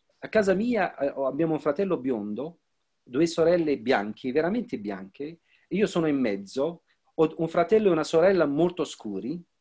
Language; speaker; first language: Italian; non-native, fluent; Arabic